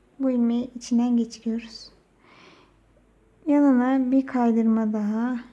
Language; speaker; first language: Turkish; native; Turkish